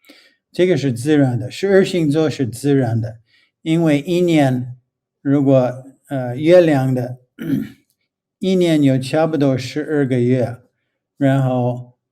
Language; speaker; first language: Chinese; non-native, fluent; English